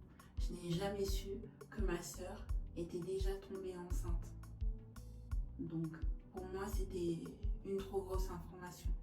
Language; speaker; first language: French; native; French